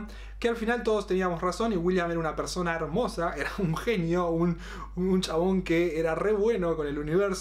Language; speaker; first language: Spanish; native; Spanish